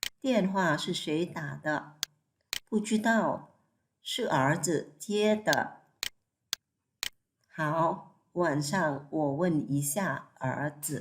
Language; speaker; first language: Chinese; non-native, fluent; Thai